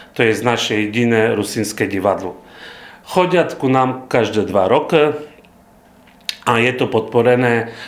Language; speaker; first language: Slovak; non-native, local second language; Rusyn